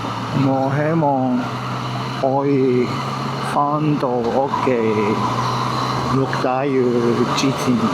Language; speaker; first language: Cantonese; non-native, learner; Japanese